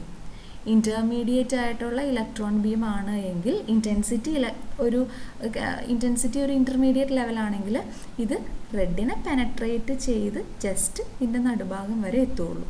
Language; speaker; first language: Malayalam; native; Malayalam